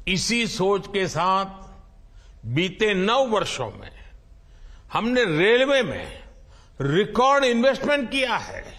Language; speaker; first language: Hindi; non-native, local second language; Gujarati